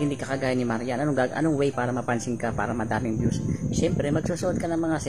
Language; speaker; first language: Filipino; native; Filipino